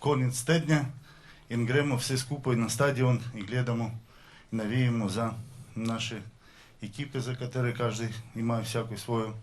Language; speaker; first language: Slovenian; non-native, learner; Russian